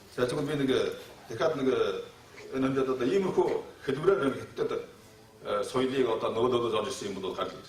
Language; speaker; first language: Mongolian; native; Mongolian